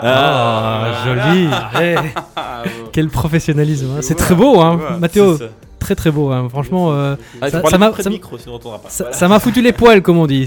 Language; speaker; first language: French; native; French